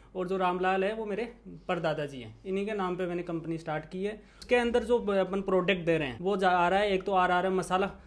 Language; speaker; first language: Hindi; native; Hindi